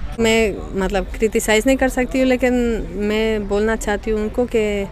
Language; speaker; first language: Hindi; non-native, fluent; Spanish